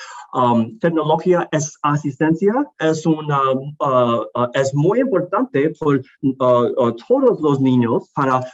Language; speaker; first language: Spanish; non-native, learner; English